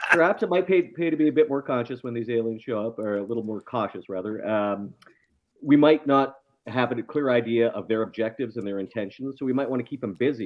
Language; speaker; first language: English; native; English